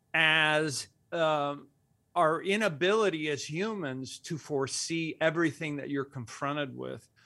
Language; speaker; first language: English; early bilingual, other home language; Spanish